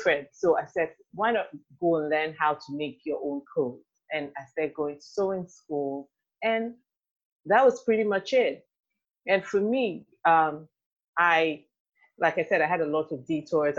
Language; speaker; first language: English; non-native, local second language; Igbo